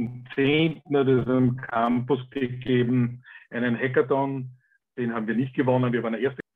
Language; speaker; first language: German; native; German